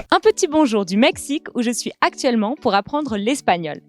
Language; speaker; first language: French; native; French